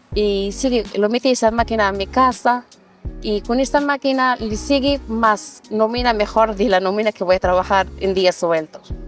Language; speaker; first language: Spanish; non-native, learner; Arabic